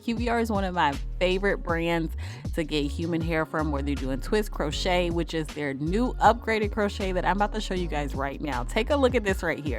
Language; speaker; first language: English; native; English